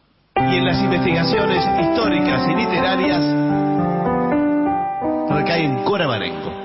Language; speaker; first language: Spanish; native; Spanish